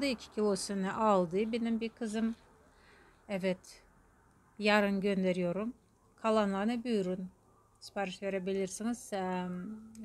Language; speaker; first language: Turkish; non-native, learner; Russian